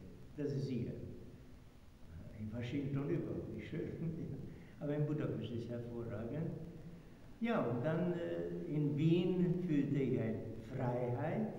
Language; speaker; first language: German; non-native, fluent; Hungarian